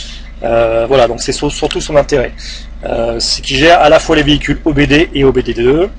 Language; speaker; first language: French; native; French